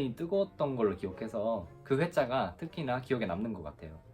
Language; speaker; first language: Korean; non-native, fluent; Japanese